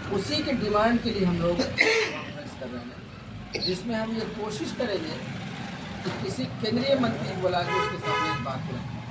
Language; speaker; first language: Hindi; native; Hindi